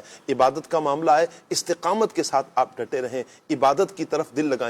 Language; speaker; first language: Urdu; native; Urdu